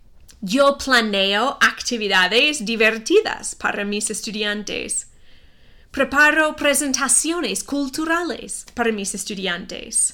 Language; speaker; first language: Spanish; non-native, fluent; English